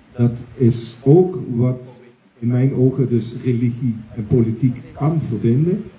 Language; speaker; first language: Dutch; native; Dutch